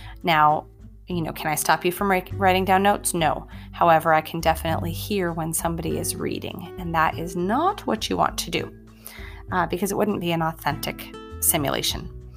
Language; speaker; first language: English; native; English